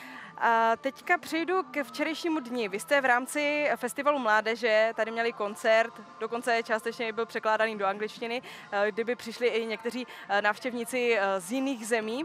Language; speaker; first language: Czech; native; Czech